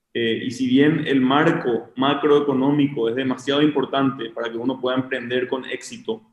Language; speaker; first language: Spanish; native; Spanish